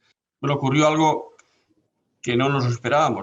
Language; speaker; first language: Spanish; native; Spanish